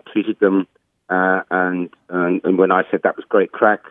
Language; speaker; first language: English; native; English